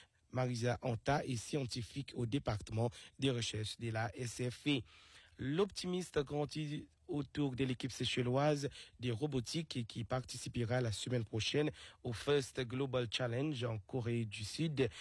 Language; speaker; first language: French; non-native, local second language; Seselwa Creole French